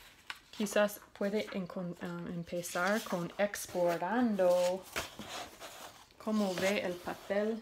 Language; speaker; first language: Spanish; non-native, fluent; English